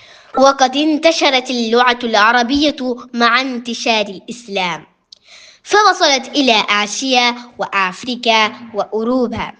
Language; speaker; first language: Arabic; non-native, learner; Malayalam